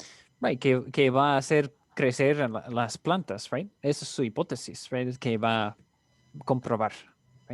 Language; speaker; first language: Spanish; non-native, fluent; English